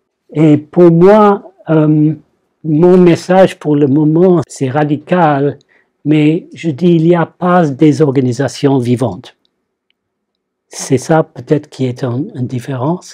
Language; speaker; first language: French; non-native, fluent; English